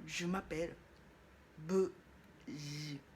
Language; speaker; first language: French; non-native, learner; Japanese